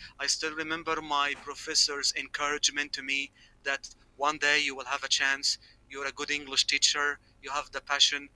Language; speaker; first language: English; non-native, fluent; Arabic